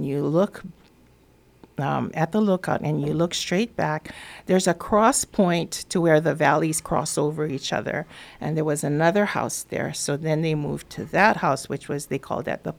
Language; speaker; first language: English; native; English